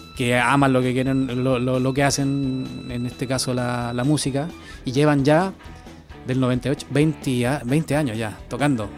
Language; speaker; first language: Spanish; native; Spanish